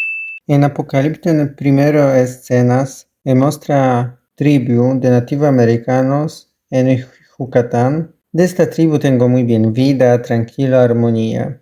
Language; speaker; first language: Spanish; non-native, learner; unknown